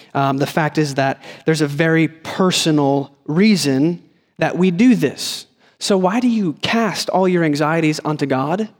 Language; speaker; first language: English; native; English